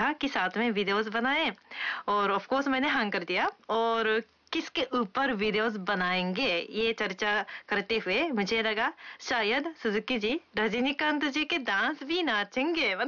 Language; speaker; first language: Hindi; non-native, fluent; Japanese